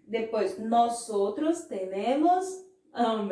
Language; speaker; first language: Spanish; non-native, fluent; Portuguese